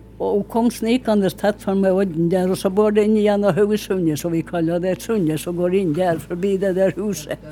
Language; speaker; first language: Norwegian; native; Norwegian